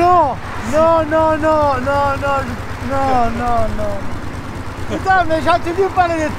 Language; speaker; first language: French; non-native, fluent; Italian